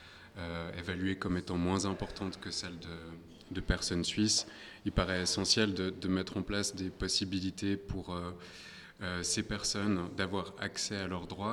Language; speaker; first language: French; native; French